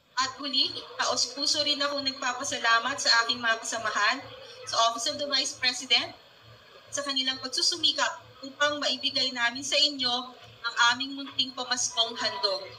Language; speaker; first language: Filipino; non-native, local second language; Cebuano